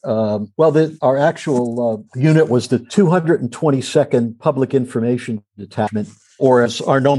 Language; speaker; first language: English; native; English